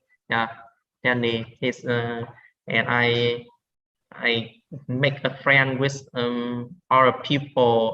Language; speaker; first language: English; non-native, learner; Vietnamese